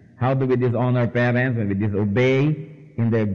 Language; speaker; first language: English; non-native, local second language; Filipino